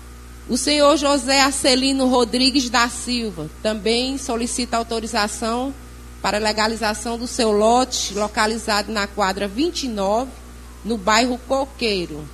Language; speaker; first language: Portuguese; native; Portuguese